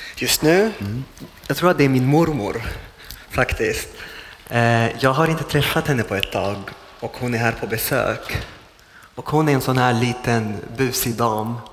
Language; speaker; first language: Swedish; non-native, fluent; Arabic